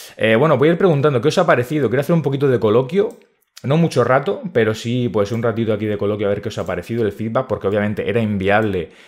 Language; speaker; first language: Spanish; native; Spanish